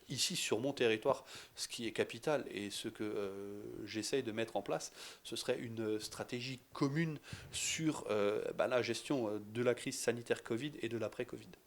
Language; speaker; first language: French; native; French